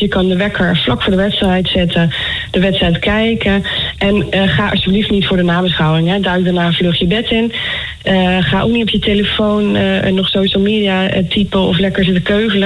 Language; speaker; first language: Dutch; native; Dutch